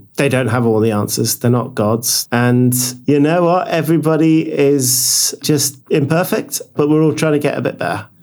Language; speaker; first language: English; native; English